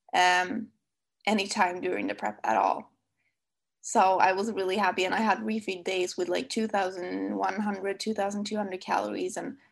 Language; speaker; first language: English; non-native, fluent; Swedish